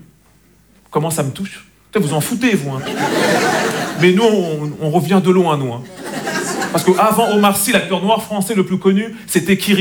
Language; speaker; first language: French; native; French